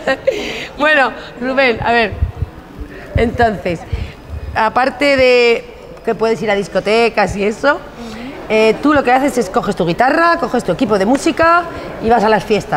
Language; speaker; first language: Spanish; native; Spanish